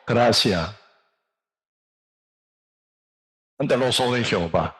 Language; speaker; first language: Spanish; non-native, learner; Korean